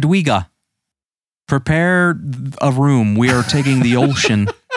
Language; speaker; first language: English; native; English